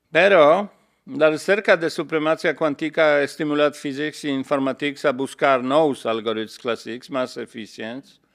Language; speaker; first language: Catalan; non-native, learner; Polish